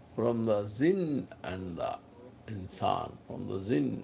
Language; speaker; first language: English; non-native, local second language; Bangla